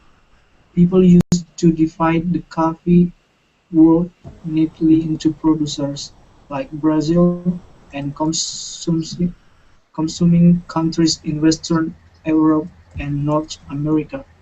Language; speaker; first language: English; non-native, learner; Indonesian